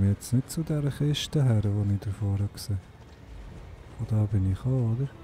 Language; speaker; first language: German; native; German